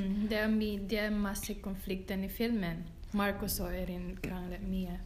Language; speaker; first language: Norwegian; non-native, learner; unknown